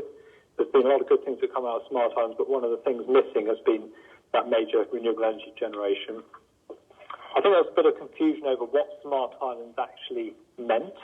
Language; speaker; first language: English; native; English